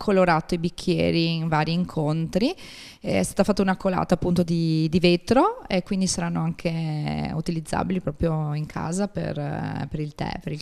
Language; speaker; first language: Italian; native; Italian